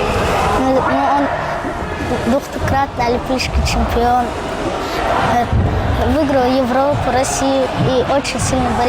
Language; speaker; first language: Russian; non-native, local second language; Ingush